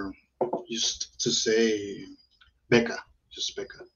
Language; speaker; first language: English; non-native, learner; Spanish